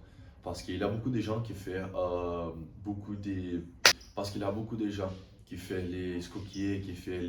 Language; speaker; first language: French; non-native, learner; Portuguese